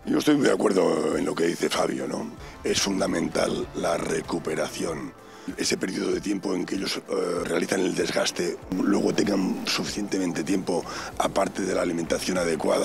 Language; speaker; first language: Spanish; native; Spanish